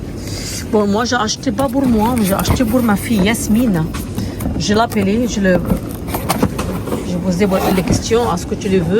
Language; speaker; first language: French; non-native, learner; Arabic